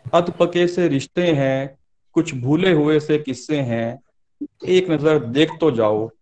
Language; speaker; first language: Hindi; native; Hindi